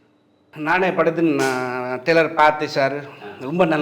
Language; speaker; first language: Tamil; non-native, learner; Hindi